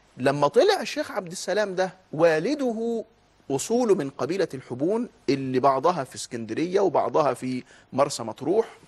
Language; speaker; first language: Arabic; native; Arabic